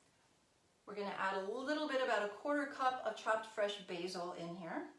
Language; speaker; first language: English; native; English